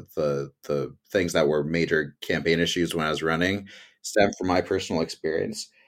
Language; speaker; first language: English; native; English